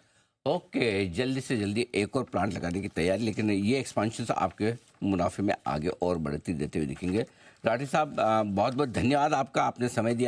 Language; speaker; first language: Hindi; native; Hindi